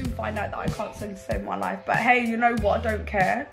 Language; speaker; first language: English; native; English